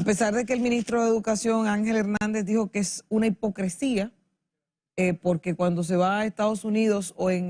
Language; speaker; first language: Spanish; native; Spanish